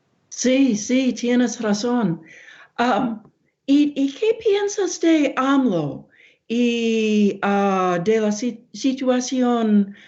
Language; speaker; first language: Spanish; non-native, learner; English